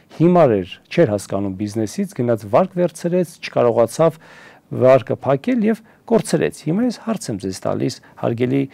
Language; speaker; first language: Armenian; early bilingual, heritage; Armenian